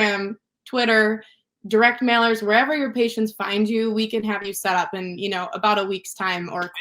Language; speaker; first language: English; native; English